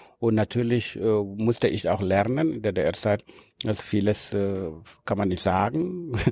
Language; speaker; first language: German; non-native, fluent; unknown